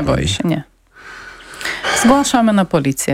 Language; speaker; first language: Polish; non-native, fluent; Ukrainian